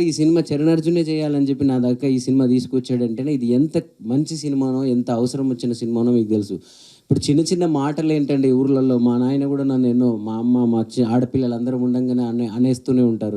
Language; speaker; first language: Telugu; native; Telugu